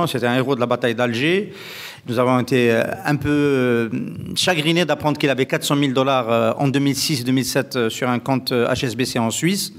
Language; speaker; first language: French; non-native, local second language; Arabic